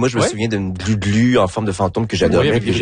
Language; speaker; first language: French; native; French